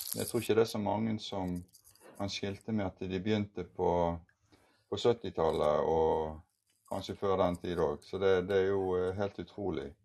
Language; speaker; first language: Norwegian; native; Norwegian